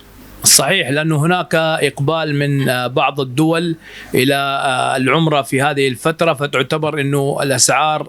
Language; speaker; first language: Arabic; native; Arabic